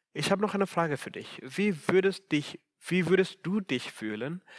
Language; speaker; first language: German; non-native, fluent; Swahili